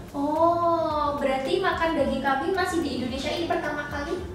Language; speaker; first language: Indonesian; native; Indonesian